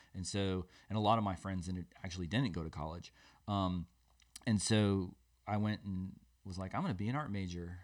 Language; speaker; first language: English; native; English